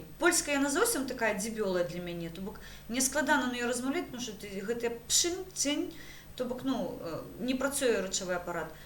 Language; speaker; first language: Ukrainian; non-native, learner; Belarusian